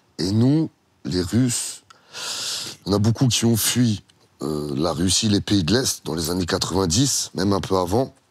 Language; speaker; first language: French; early bilingual, other home language; Russian